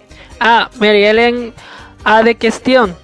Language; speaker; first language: French; non-native, learner; Spanish